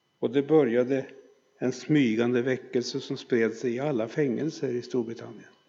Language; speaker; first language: Swedish; native; Swedish